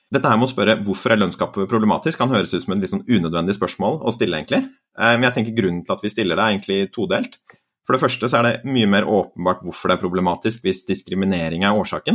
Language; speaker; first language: Norwegian; native; Norwegian